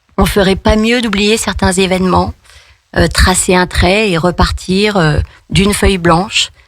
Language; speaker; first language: French; native; French